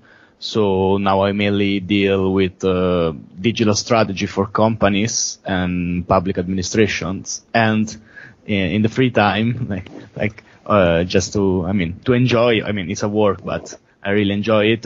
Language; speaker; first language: English; non-native, fluent; Italian